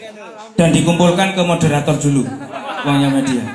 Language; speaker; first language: Indonesian; native; Indonesian